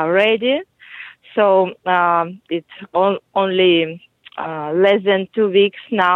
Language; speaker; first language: English; non-native, fluent; Russian